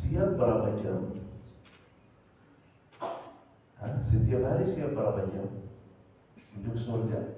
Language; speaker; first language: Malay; non-native, fluent; Arabic